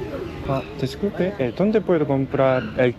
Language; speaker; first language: Spanish; non-native, learner; Korean